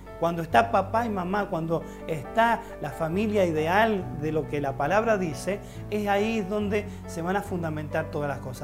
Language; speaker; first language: Spanish; native; Spanish